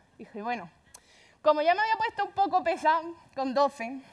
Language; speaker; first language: Spanish; native; Spanish